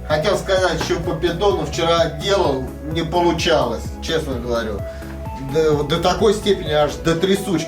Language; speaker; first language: Russian; native; Russian